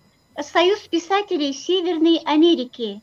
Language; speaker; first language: Russian; non-native, local second language; Kyrgyz